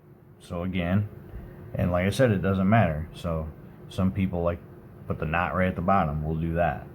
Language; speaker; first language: English; native; English